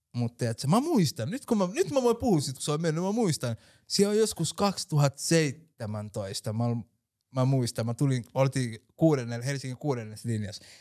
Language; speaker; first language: Finnish; early bilingual, other home language; Somali